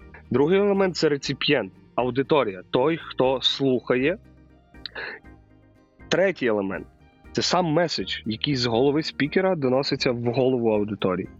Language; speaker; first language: Ukrainian; native; Ukrainian